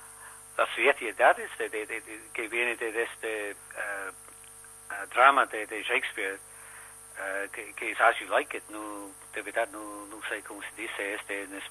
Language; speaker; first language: Spanish; non-native, learner; English